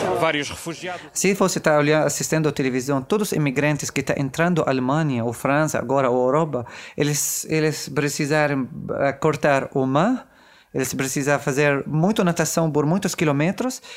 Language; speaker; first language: Portuguese; non-native, learner; Arabic